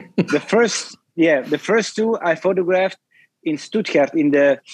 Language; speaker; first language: English; non-native, fluent; Dutch